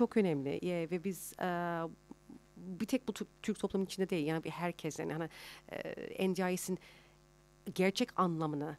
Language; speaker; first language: Turkish; early bilingual, heritage; Turkish